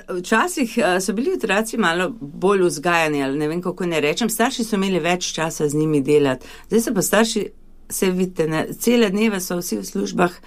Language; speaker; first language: Slovenian; early bilingual, other home language; Hungarian